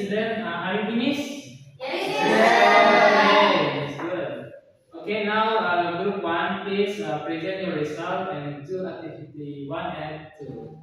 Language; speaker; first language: English; non-native, learner; Indonesian